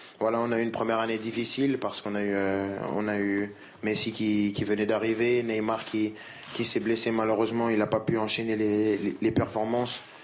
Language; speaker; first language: French; native; French